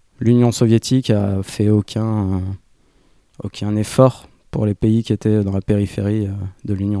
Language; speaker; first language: French; native; French